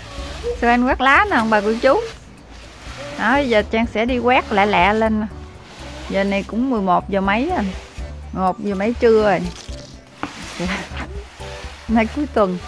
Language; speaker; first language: Vietnamese; native; Vietnamese